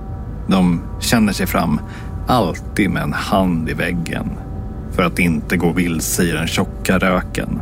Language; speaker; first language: Swedish; native; Swedish